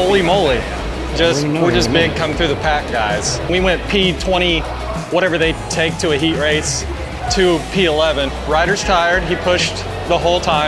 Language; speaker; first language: English; native; English